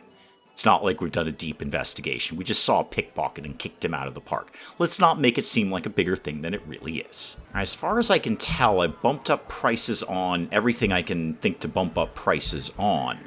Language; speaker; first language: English; native; English